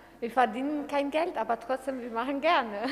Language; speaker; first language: German; non-native, learner; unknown